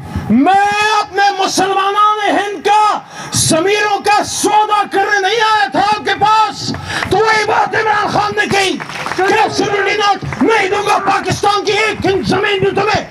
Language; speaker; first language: Urdu; native; Urdu